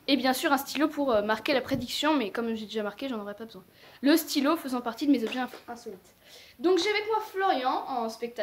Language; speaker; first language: French; native; French